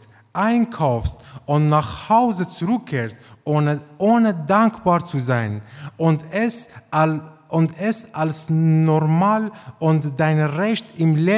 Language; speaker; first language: German; non-native, fluent; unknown